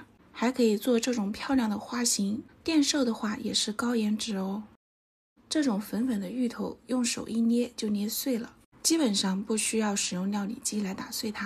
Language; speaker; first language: Chinese; native; Chinese